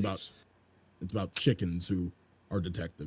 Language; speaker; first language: English; native; English